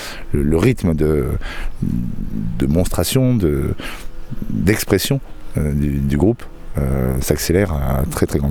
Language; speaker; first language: French; native; French